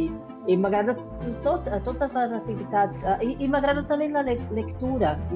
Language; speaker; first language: Catalan; non-native, learner; Spanish